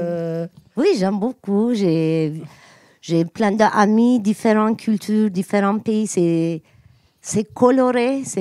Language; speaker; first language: French; non-native, learner; Turkish